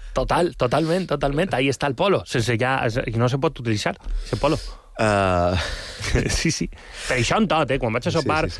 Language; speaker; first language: Catalan; non-native, local second language; Spanish